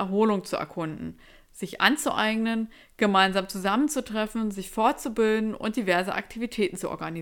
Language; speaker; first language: German; native; German